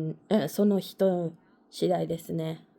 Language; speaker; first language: Japanese; non-native, learner; English